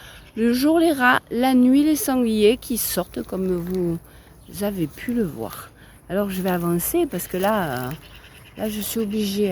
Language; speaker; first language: French; native; French